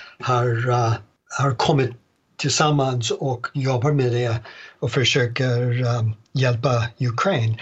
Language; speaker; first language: Swedish; non-native, fluent; English